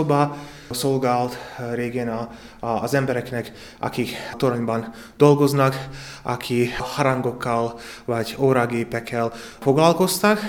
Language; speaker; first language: Hungarian; non-native, learner; Slovak